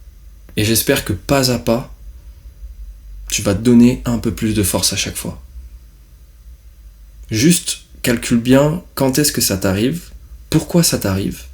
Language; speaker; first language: French; native; French